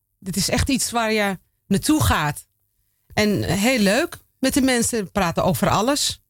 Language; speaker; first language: Dutch; early bilingual, other home language; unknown